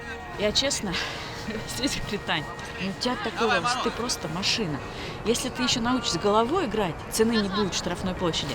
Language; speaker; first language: Russian; native; Russian